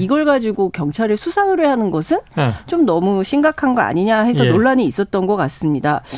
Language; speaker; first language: Korean; native; Korean